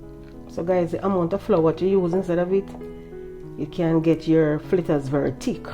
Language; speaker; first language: English; non-native, local second language; Jamaican Creole English